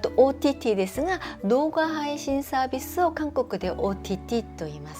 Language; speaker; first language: Japanese; non-native, fluent; Korean